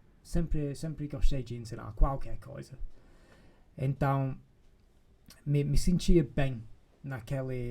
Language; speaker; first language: Portuguese; non-native, fluent; English